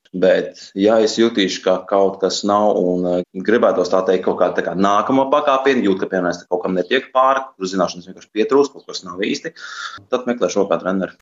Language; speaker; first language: Latvian; native; Latvian